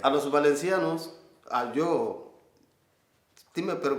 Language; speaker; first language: Spanish; non-native, learner; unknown